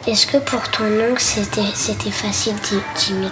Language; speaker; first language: French; early bilingual, other home language; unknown